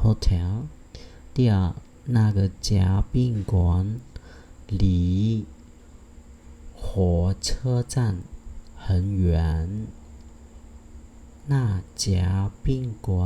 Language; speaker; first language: Chinese; non-native, fluent; Khmer